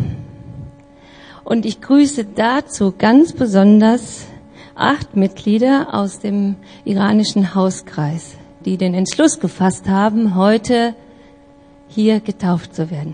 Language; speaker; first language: German; native; German